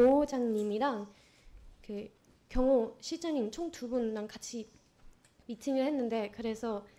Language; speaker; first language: Korean; non-native, fluent; Vietnamese